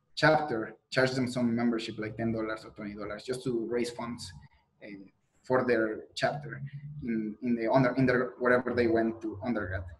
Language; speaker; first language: English; non-native, fluent; Spanish